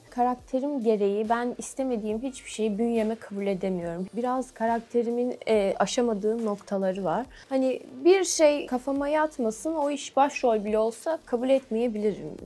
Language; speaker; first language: Turkish; native; Turkish